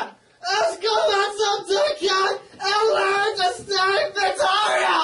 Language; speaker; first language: Spanish; non-native, learner; English